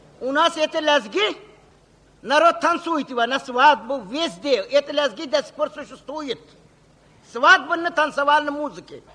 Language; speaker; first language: Russian; non-native, local second language; Uzbek